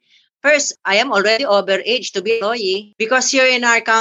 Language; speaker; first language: English; non-native, local second language; Filipino